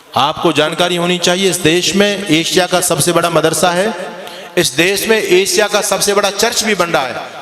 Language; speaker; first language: Hindi; native; Hindi